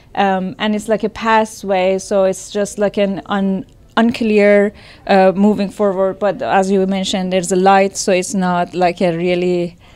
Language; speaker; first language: English; non-native, fluent; Persian